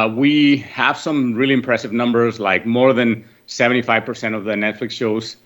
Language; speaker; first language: English; non-native, fluent; Catalan